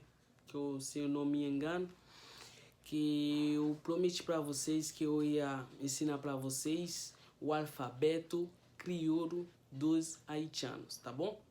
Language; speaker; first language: Portuguese; non-native, fluent; Haitian Creole